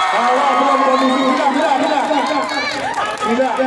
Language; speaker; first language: Indonesian; native; Indonesian